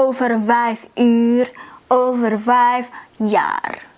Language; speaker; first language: Dutch; non-native, fluent; Indonesian